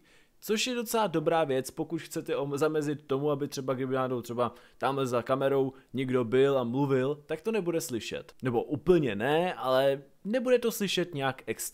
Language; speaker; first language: Czech; native; Czech